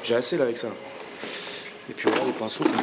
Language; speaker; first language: French; native; French